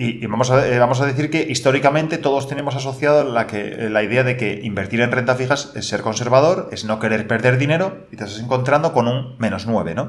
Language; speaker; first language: Spanish; native; Spanish